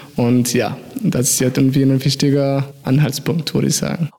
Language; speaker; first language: German; non-native, fluent; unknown